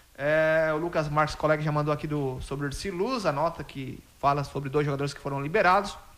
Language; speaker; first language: Portuguese; native; Portuguese